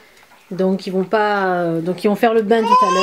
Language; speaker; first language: French; native; French